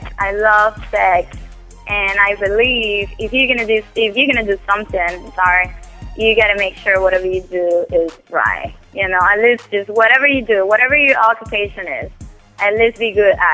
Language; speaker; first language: English; non-native, fluent; Spanish